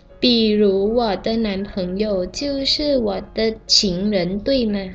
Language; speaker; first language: Chinese; non-native, learner; Thai